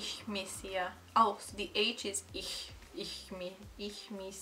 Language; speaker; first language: Finnish; non-native, learner; Italian